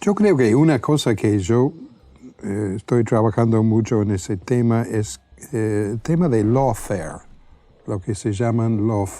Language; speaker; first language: Spanish; non-native, fluent; English